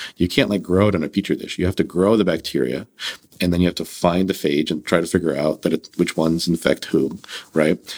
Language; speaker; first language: English; early bilingual, other home language; Russian